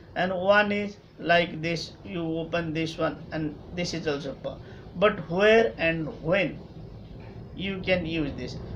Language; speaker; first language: English; non-native, local second language; Nepali